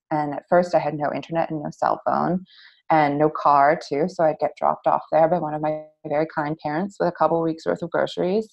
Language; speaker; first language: English; native; English